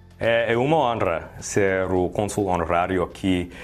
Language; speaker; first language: Portuguese; early bilingual, heritage; English